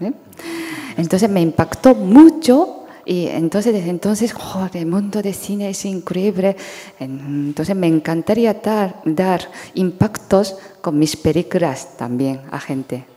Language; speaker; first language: Spanish; non-native, fluent; Japanese